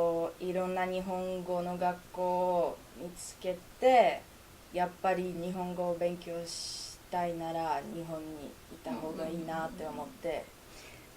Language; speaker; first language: Japanese; non-native, fluent; Czech